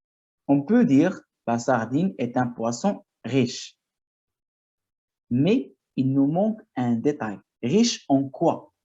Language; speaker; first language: French; non-native, fluent; Arabic